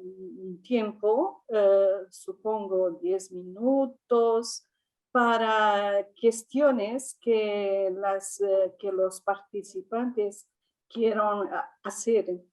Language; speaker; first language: Spanish; non-native, fluent; Portuguese